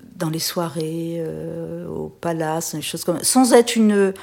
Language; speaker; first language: French; native; French